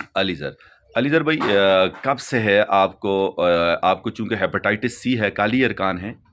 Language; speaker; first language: Urdu; non-native, local second language; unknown